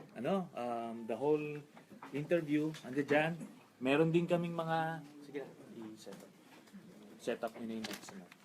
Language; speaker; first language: Filipino; native; Filipino